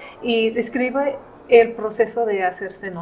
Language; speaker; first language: Spanish; non-native, fluent; English